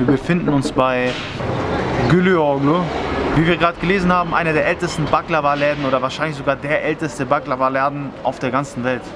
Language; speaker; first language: German; native; German